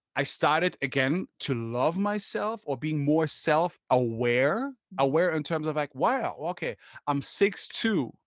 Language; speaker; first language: English; non-native, fluent; German